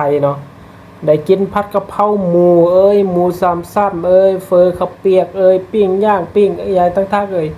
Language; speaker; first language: Thai; non-native, local second language; Lao